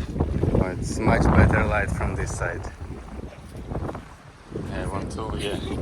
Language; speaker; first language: English; non-native, fluent; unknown